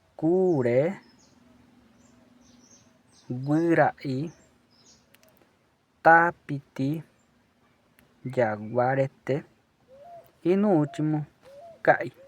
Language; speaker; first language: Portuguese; non-native, local second language; Guarani